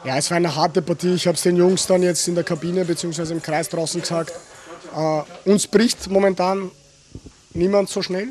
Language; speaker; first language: German; native; German